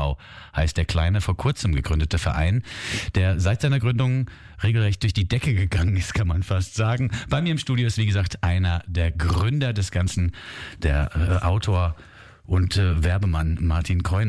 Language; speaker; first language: German; native; German